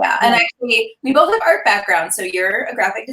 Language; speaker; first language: English; native; English